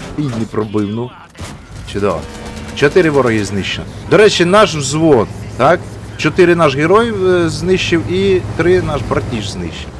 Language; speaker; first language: Ukrainian; native; Ukrainian